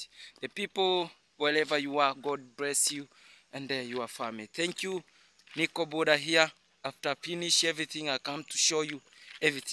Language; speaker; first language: English; non-native, learner; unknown